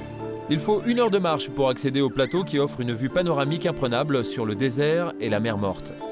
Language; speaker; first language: French; native; French